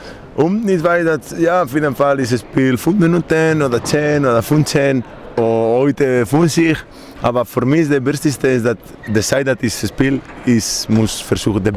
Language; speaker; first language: German; non-native, learner; Spanish